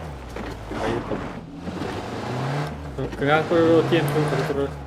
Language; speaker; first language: Russian; non-native, local second language; Yakut